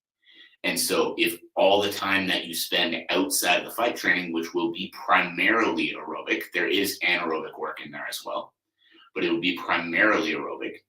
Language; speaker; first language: English; native; English